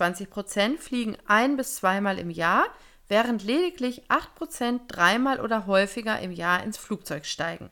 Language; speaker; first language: German; native; German